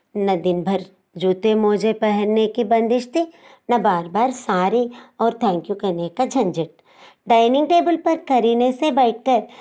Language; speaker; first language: Hindi; non-native, local second language; Telugu